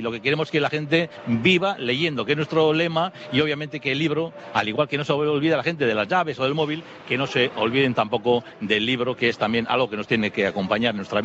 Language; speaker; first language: Spanish; native; Spanish